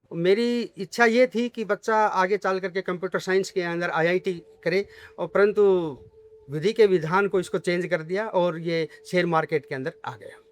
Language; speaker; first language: Hindi; native; Hindi